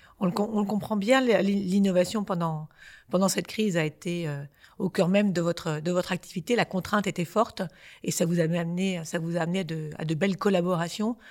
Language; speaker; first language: French; native; French